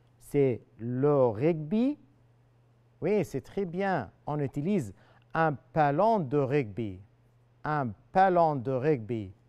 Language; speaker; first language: French; non-native, fluent; Arabic